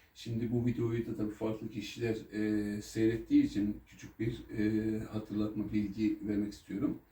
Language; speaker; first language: Turkish; native; Turkish